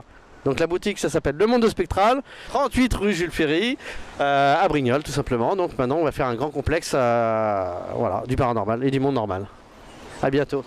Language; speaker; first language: French; native; French